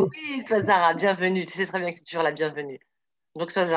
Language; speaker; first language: French; native; French